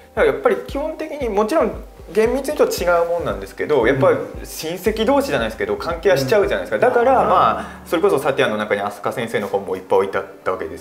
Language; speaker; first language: Japanese; native; Japanese